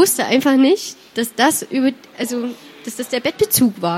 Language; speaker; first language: German; native; German